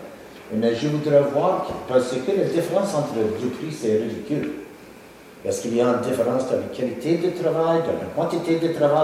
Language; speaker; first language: French; non-native, local second language; English